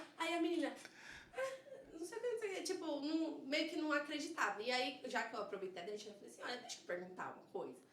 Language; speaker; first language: Portuguese; early bilingual, heritage; Portuguese